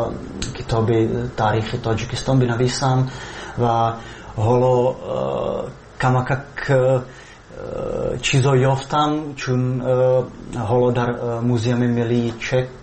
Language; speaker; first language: Persian; non-native, fluent; Slovak